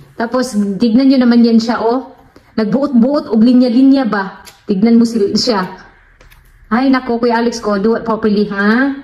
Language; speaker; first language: Filipino; non-native, local second language; Cebuano